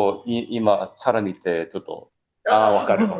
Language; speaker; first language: Japanese; non-native, fluent; English